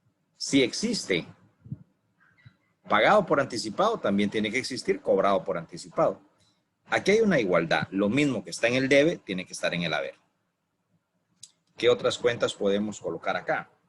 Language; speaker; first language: Spanish; native; Spanish